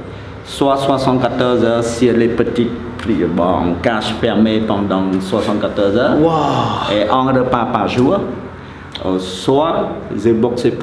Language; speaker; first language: French; non-native, fluent; Khmer